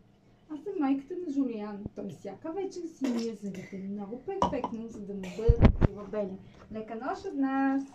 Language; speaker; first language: Bulgarian; native; Bulgarian